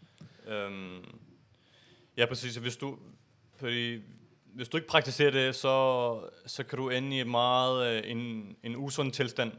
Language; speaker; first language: Danish; early bilingual, other home language; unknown